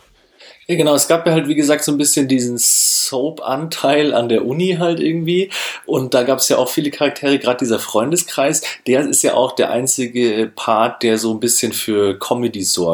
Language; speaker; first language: German; native; German